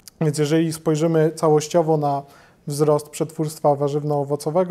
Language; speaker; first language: Polish; native; Polish